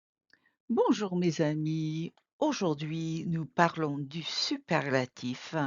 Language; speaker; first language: French; non-native, fluent; English